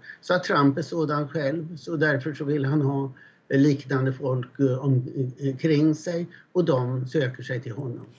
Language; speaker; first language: Swedish; native; Swedish